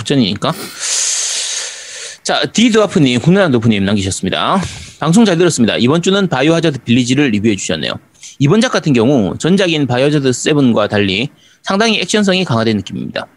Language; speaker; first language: Korean; native; Korean